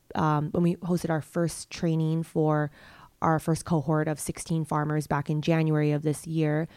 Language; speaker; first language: English; non-native, local second language; Cantonese